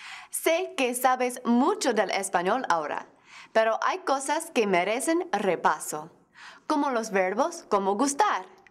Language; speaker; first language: Spanish; non-native, fluent; English